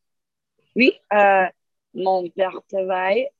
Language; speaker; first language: French; non-native, learner; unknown